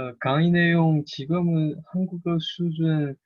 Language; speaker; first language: Korean; non-native, learner; Chinese